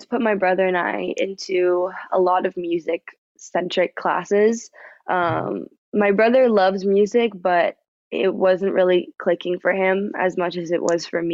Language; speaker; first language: English; native; English